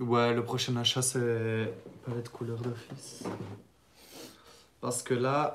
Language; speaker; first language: French; native; French